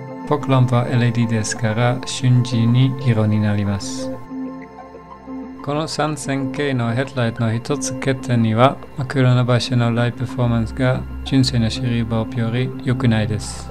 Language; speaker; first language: Japanese; non-native, learner; English